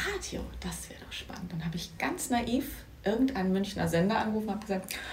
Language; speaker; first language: German; native; German